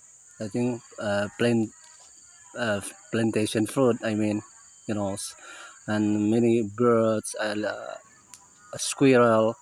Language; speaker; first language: English; non-native, learner; Indonesian